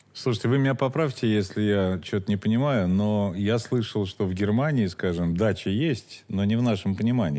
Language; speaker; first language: Russian; native; Russian